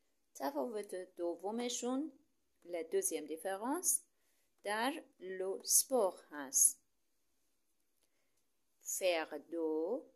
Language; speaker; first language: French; non-native, fluent; Persian